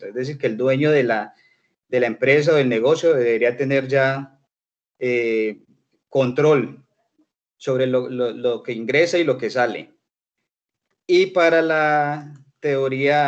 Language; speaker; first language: Spanish; native; Spanish